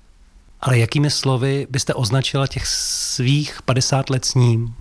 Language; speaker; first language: Czech; native; Czech